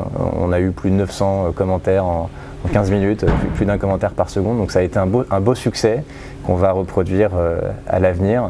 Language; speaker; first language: French; native; French